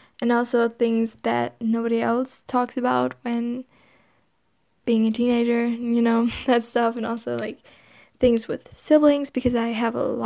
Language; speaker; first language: English; non-native, fluent; German